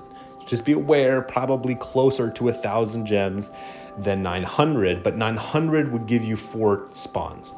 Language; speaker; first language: English; native; English